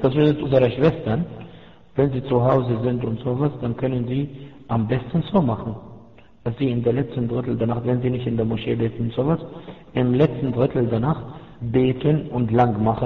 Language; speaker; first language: German; non-native, fluent; Arabic